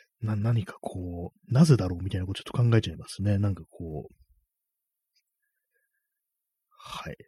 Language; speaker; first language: Japanese; native; Japanese